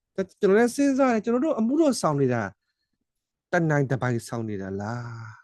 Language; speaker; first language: Burmese; non-native, local second language; S'gaw Karen